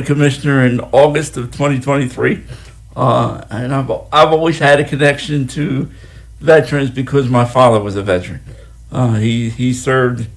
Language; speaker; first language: English; native; English